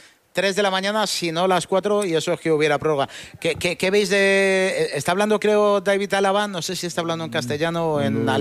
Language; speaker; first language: Spanish; native; Spanish